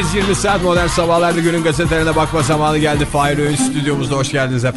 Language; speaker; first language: Turkish; native; Turkish